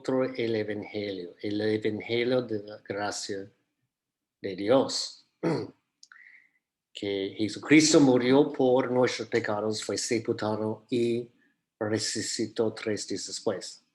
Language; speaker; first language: Spanish; non-native, fluent; English